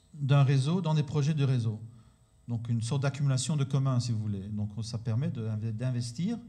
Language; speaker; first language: French; native; French